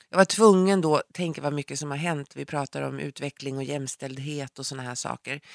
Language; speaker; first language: Swedish; native; Swedish